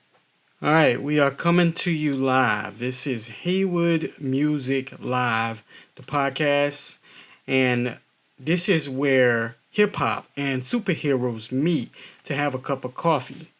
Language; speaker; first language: English; native; English